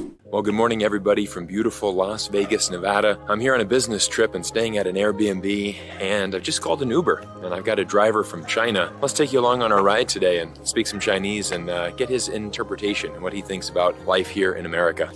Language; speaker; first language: English; native; English